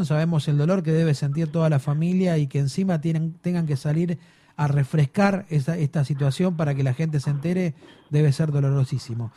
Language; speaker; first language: Spanish; native; Spanish